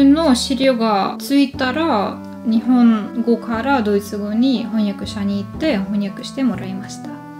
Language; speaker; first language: Japanese; non-native, learner; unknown